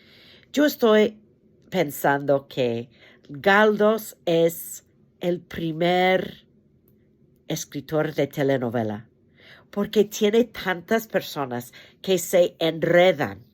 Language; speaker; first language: Spanish; non-native, fluent; English